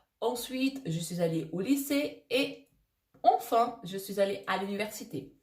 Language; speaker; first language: French; non-native, fluent; Portuguese